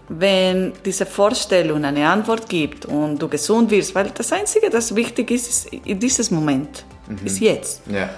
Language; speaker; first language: German; non-native, learner; Italian